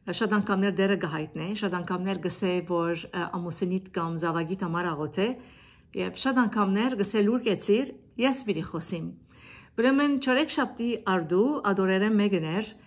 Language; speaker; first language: Armenian; native; Armenian